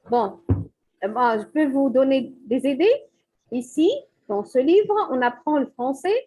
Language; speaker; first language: French; non-native, fluent; Arabic